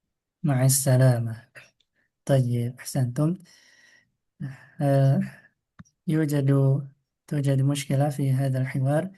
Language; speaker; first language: Arabic; non-native, fluent; Indonesian